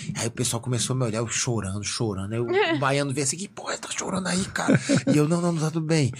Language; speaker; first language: Portuguese; native; Portuguese